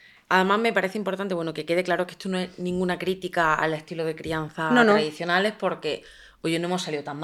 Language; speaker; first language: Spanish; native; Spanish